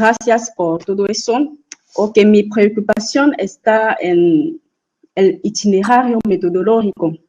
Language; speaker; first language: Spanish; non-native, fluent; French